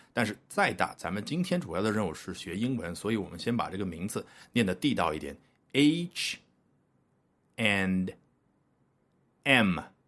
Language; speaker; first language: Chinese; native; Chinese